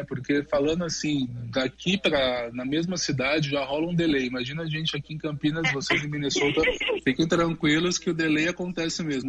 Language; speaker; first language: Portuguese; native; Portuguese